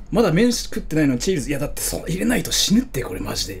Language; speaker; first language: Japanese; early bilingual, heritage; Japanese